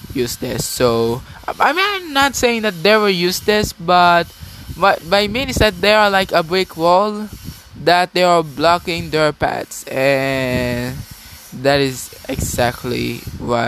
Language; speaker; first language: English; non-native, local second language; Filipino